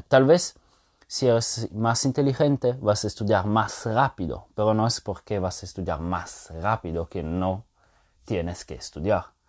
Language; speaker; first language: Spanish; non-native, fluent; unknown